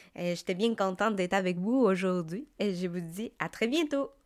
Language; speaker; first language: French; non-native, fluent; Spanish